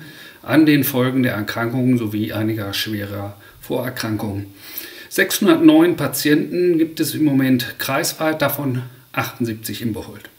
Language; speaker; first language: German; native; German